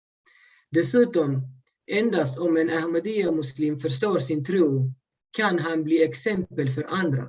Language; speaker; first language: Swedish; early bilingual, other home language; Urdu